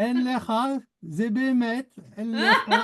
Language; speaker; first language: Hebrew; non-native, learner; French